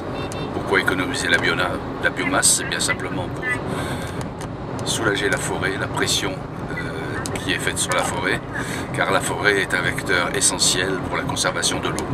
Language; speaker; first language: French; native; French